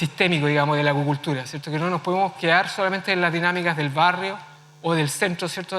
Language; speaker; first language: Spanish; native; Spanish